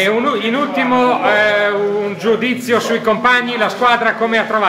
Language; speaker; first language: Italian; native; Italian